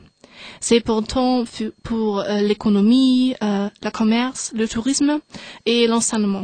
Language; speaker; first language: French; non-native, learner; German